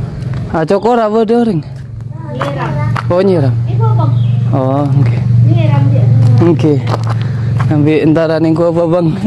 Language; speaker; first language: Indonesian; non-native, local second language; Madurese